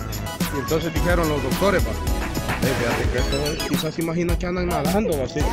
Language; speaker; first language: Spanish; native; Spanish